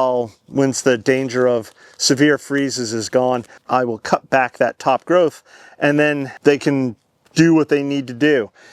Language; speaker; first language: English; native; English